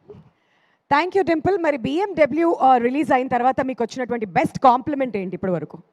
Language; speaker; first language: Telugu; native; Telugu